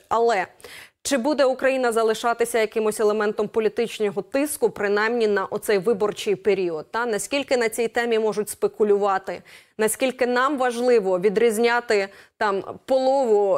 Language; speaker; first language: Ukrainian; native; Ukrainian